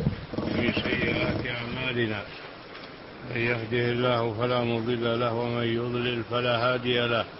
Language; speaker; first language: Arabic; native; Arabic